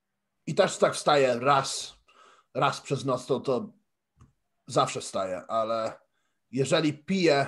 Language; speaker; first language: Polish; early bilingual, heritage; Polish